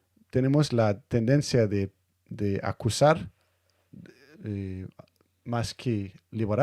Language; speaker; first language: Spanish; non-native, fluent; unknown